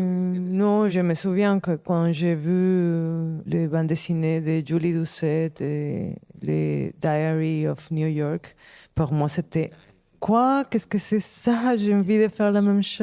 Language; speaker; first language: French; non-native, fluent; Spanish